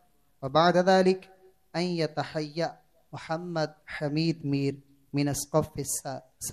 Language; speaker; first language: Arabic; non-native, learner; Urdu